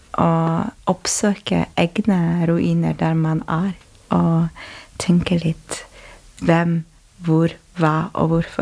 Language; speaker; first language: Norwegian; non-native, fluent; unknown